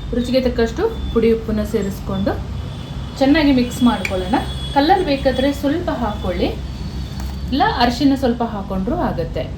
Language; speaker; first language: Kannada; native; Kannada